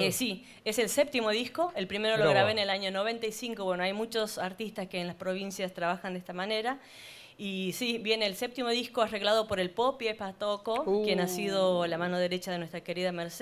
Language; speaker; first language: Spanish; native; Spanish